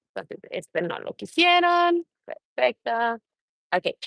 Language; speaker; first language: Spanish; early bilingual, heritage; Spanish